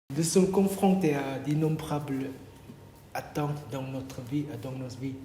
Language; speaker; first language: French; non-native, fluent; Korean